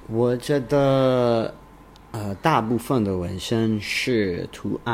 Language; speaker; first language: Chinese; non-native, learner; English